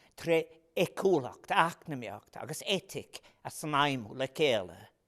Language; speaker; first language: Irish; non-native, local second language; English